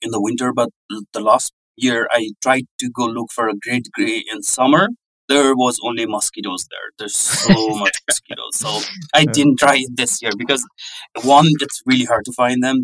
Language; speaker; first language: English; non-native, local second language; Nepali